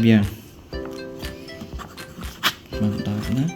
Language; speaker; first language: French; non-native, learner; Khmer